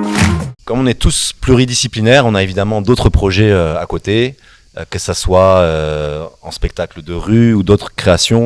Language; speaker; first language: French; native; French